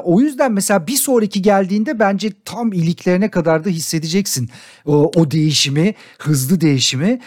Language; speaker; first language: Turkish; native; Turkish